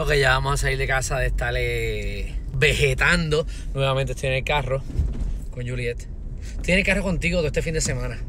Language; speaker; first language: Spanish; native; Spanish